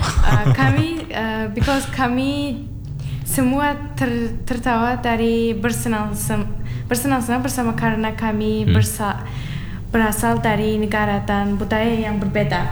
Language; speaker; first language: Indonesian; non-native, learner; Turkmen